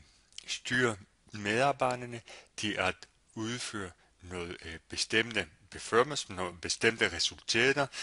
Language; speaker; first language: Danish; non-native, fluent; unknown